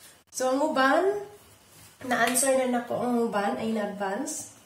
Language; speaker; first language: Filipino; non-native, local second language; Cebuano